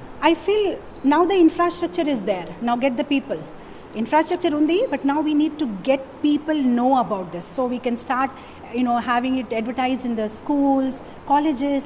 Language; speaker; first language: English; non-native, local second language; Telugu